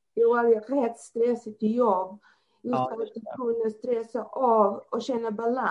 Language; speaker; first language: Swedish; non-native, fluent; Portuguese